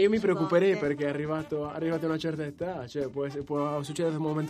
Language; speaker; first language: Italian; native; Italian